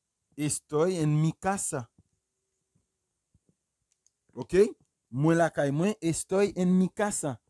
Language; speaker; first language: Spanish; non-native, fluent; Haitian Creole